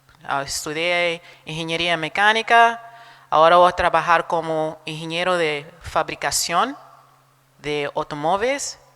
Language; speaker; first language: Spanish; non-native, fluent; Portuguese